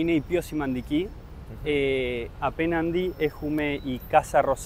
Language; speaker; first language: Greek; early bilingual, heritage; Spanish